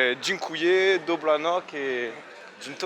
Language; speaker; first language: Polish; non-native, learner; French